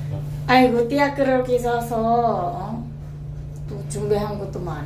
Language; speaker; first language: Korean; non-native, local second language; Filipino